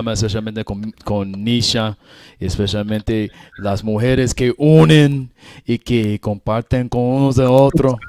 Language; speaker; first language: Spanish; non-native, learner; English